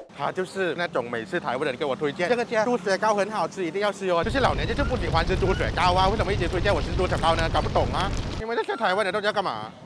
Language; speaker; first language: Chinese; non-native, fluent; Thai